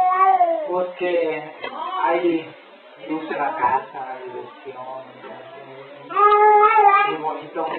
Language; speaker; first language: Spanish; native; Spanish